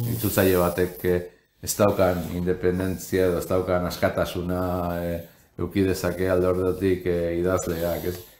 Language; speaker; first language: Basque; non-native, local second language; Spanish